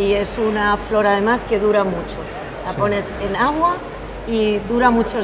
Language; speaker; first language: Spanish; native; Spanish